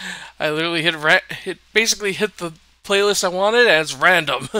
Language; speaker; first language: English; native; English